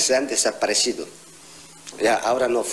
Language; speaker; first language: Spanish; non-native, fluent; Korean